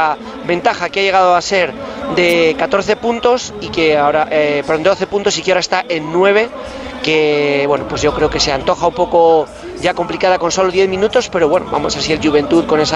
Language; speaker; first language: Spanish; native; Spanish